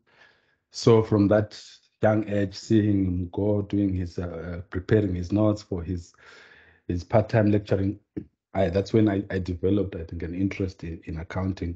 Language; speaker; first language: English; non-native, local second language; Shona